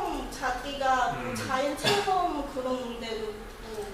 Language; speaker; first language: Korean; non-native, learner; Chinese